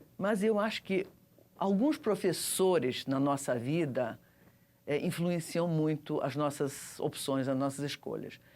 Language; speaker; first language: Portuguese; early bilingual, other home language; Russian